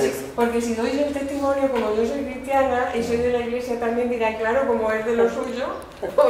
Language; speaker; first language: Spanish; native; Spanish